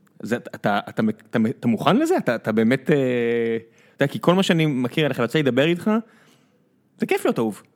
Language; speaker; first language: Hebrew; native; Hebrew